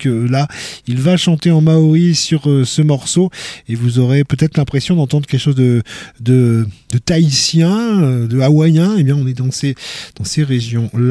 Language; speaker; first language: French; native; French